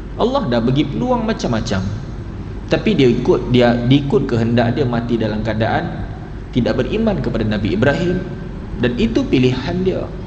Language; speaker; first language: Malay; native; Malay